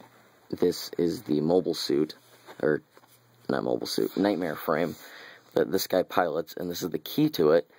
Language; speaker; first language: English; native; English